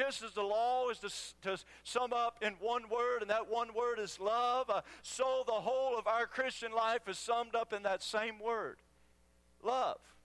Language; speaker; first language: English; native; English